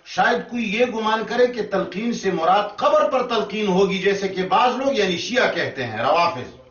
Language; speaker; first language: Urdu; non-native, local second language; Pashto